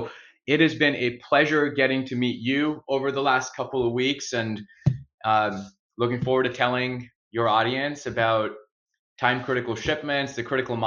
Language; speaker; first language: English; non-native, local second language; Urdu